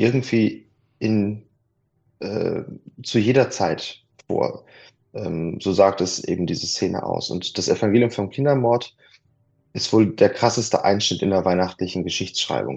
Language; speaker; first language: German; native; German